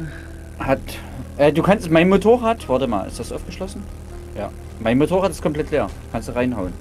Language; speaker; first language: German; native; German